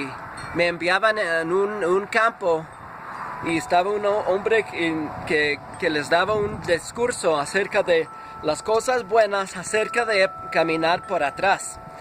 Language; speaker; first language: Spanish; non-native, fluent; English